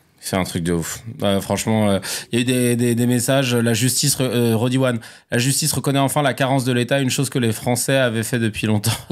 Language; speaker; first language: French; native; French